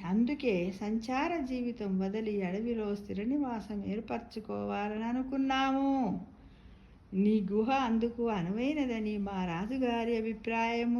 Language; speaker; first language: Telugu; native; Telugu